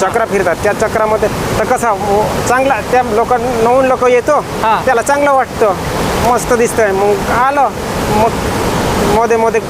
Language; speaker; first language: Marathi; non-native, local second language; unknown